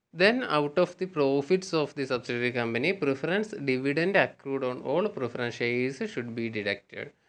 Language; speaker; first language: English; non-native, local second language; Malayalam